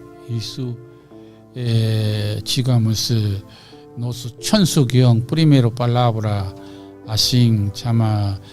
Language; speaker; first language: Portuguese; non-native, learner; Korean